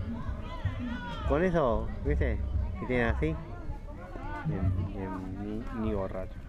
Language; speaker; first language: Spanish; native; Spanish